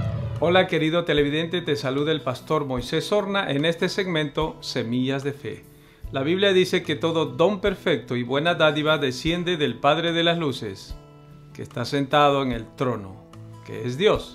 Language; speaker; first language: Spanish; native; Spanish